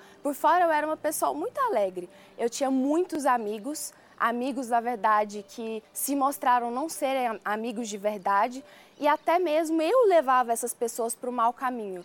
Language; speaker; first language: Portuguese; early bilingual, other home language; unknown